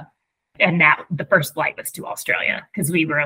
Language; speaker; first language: English; native; English